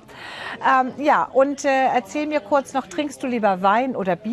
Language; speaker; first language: German; native; German